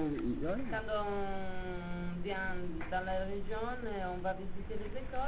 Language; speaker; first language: French; non-native, fluent; Italian